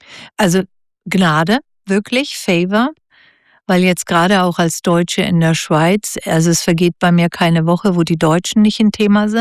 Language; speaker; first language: German; native; German